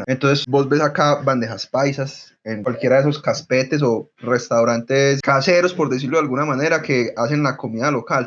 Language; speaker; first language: Spanish; native; Spanish